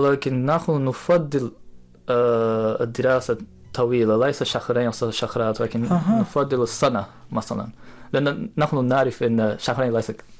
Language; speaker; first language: Arabic; non-native, fluent; Japanese